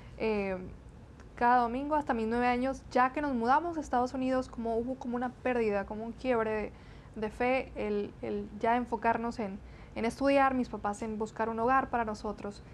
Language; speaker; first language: Spanish; native; Spanish